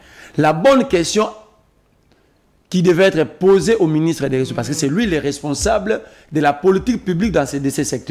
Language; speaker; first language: French; non-native, local second language; Lingala